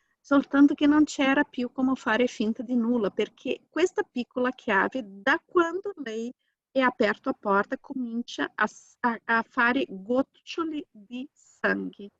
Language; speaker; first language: Italian; non-native, fluent; Portuguese